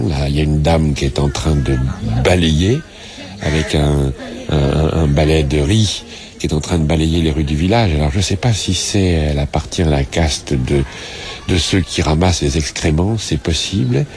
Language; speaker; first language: French; native; French